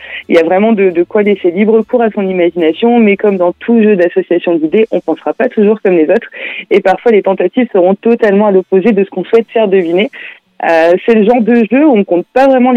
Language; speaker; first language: French; native; French